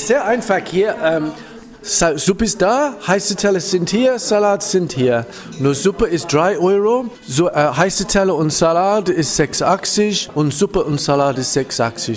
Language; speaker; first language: German; non-native, learner; English